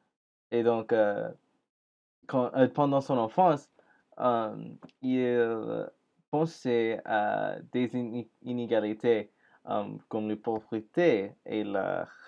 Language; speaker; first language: French; non-native, learner; English